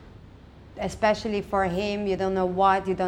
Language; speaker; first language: English; non-native, fluent; Dutch